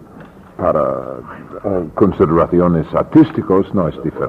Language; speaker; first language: Spanish; non-native, learner; English